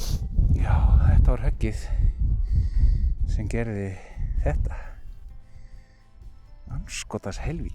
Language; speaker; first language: Icelandic; native; Icelandic